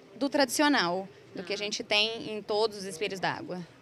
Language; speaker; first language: Portuguese; native; Portuguese